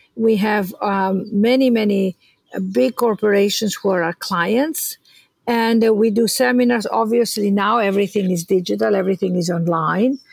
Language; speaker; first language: English; non-native, fluent; Greek